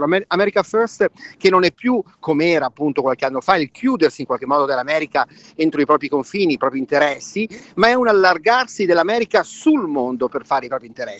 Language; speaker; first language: Italian; native; Italian